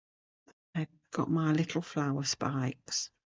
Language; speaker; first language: English; native; English